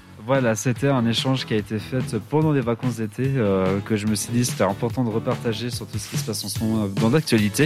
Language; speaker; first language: French; native; French